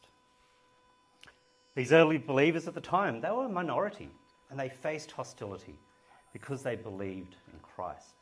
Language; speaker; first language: English; native; English